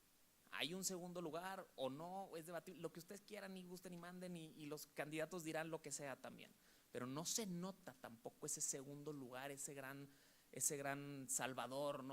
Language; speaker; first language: Spanish; native; Spanish